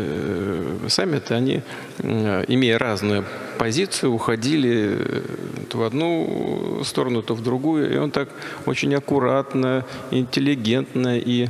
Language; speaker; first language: Russian; native; Russian